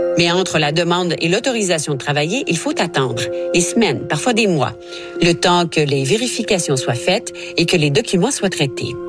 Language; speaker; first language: French; native; French